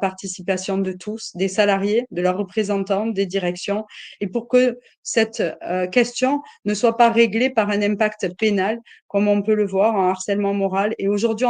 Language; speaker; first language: French; native; French